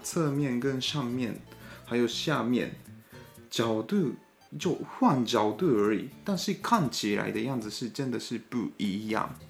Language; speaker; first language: Chinese; non-native, fluent; Japanese